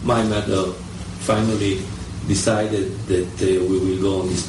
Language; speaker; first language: English; early bilingual, other home language; French